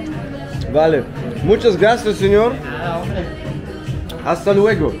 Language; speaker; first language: Spanish; non-native, learner; German